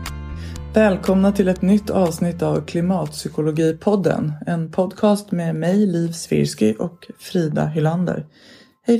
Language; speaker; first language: Swedish; native; Swedish